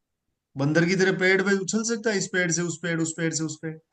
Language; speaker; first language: Hindi; native; Hindi